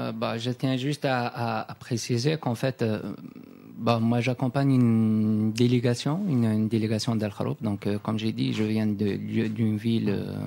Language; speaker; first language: French; non-native, local second language; Kabyle